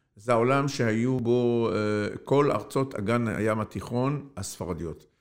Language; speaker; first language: Hebrew; non-native, fluent; Arabic